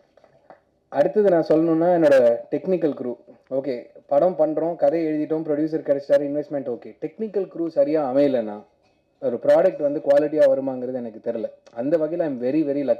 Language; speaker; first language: Tamil; native; Tamil